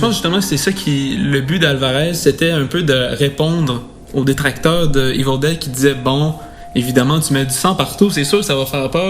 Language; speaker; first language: French; native; French